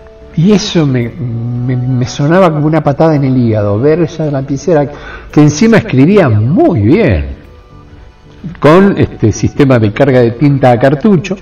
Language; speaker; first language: Spanish; native; Spanish